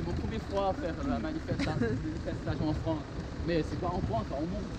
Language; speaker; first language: French; non-native, learner; Chinese